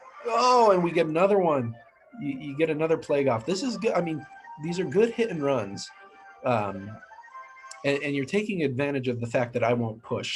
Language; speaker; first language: English; native; English